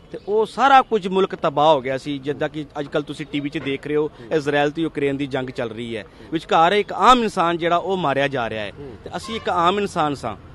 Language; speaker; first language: Punjabi; early bilingual, heritage; Punjabi